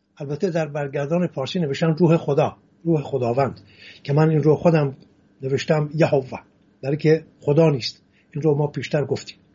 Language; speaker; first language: Persian; non-native, local second language; Assyrian Neo-Aramaic